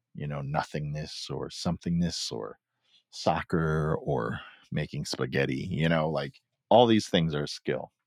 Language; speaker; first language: English; early bilingual, other home language; Filipino